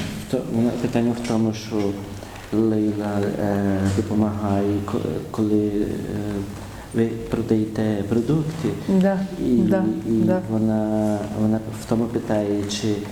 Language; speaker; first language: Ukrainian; early bilingual, heritage; Ukrainian